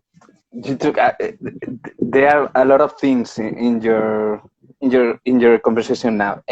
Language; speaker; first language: English; non-native, learner; Spanish